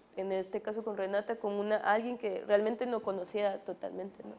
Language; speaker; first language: Spanish; native; Spanish